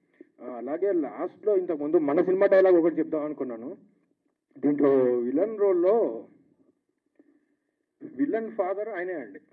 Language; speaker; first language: Telugu; native; Telugu